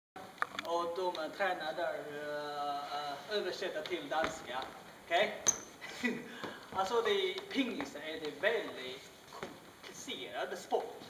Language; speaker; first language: Swedish; non-native, learner; Chinese